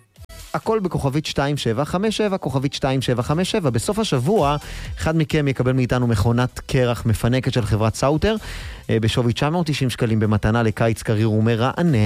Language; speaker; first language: Hebrew; native; Hebrew